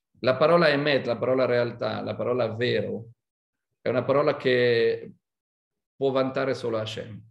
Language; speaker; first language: Italian; non-native, fluent; Hebrew